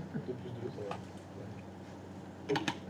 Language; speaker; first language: French; native; French